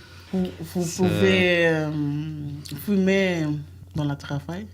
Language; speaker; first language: French; non-native, learner; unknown